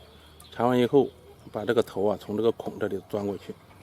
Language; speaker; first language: Chinese; native; Chinese